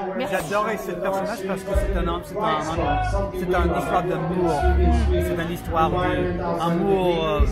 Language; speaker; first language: French; non-native, learner; English